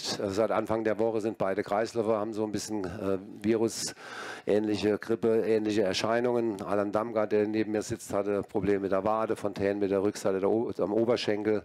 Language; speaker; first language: German; native; German